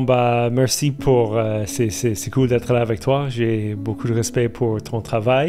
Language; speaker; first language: French; non-native, fluent; English